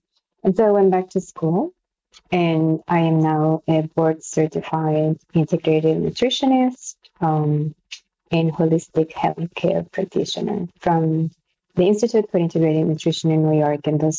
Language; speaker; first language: English; non-native, fluent; Italian